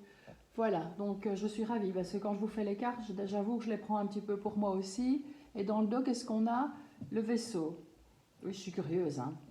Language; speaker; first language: French; native; French